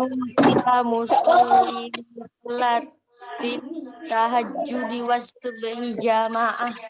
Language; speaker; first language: Arabic; non-native, learner; Indonesian